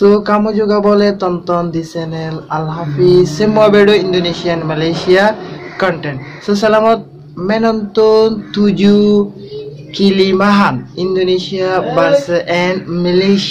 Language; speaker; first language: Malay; non-native, learner; Bangla